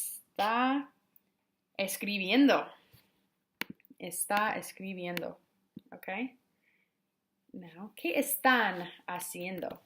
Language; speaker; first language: Spanish; non-native, fluent; English